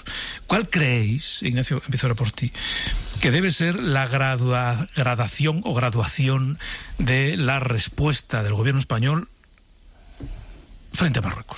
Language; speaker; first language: Spanish; native; Spanish